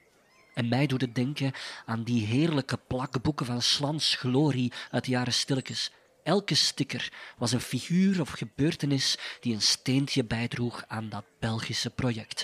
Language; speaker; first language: Dutch; native; Dutch